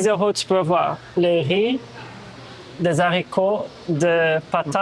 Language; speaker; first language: French; non-native, fluent; Portuguese